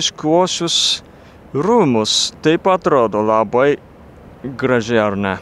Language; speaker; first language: Lithuanian; non-native, fluent; Japanese